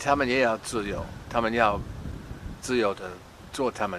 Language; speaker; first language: Chinese; non-native, fluent; English